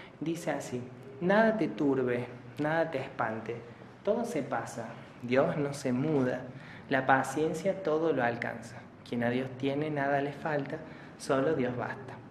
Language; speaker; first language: Spanish; native; Spanish